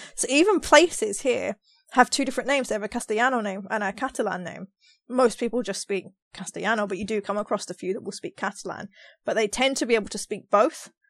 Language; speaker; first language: English; native; English